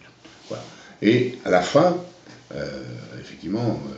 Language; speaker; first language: French; native; French